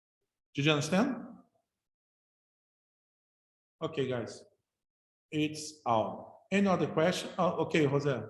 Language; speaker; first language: English; non-native, fluent; Portuguese